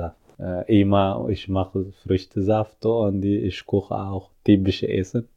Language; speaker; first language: German; non-native, learner; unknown